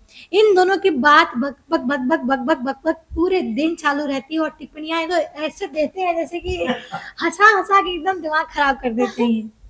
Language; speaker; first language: Hindi; native; Hindi